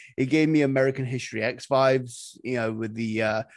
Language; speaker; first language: English; native; English